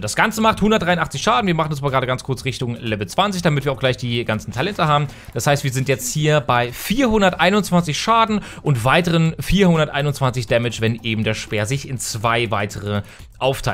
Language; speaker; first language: German; native; German